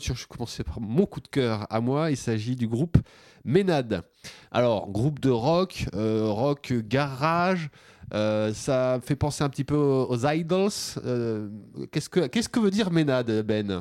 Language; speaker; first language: French; native; French